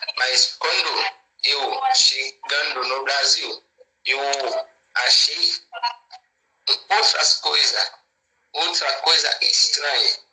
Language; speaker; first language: Portuguese; non-native, learner; Haitian Creole